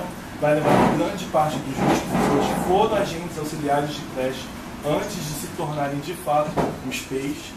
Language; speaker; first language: Portuguese; native; Portuguese